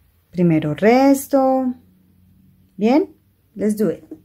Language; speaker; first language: Spanish; native; Spanish